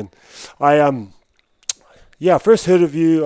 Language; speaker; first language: English; native; English